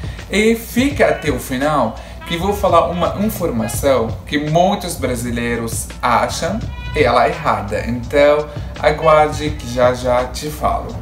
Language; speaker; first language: Portuguese; non-native, fluent; Arabic